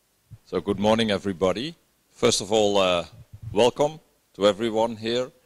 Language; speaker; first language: English; non-native, fluent; Dutch